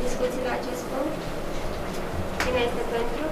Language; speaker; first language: Romanian; native; Romanian